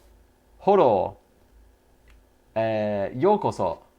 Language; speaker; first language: Japanese; non-native, learner; English